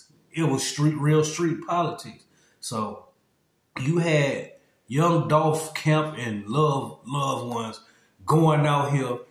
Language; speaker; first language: English; native; English